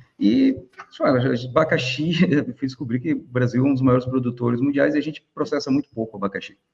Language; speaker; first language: Portuguese; native; Portuguese